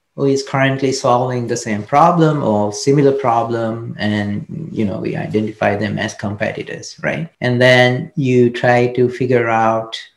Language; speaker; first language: English; non-native, local second language; Sinhala